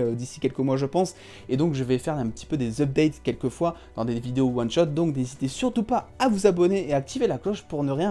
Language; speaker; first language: French; native; French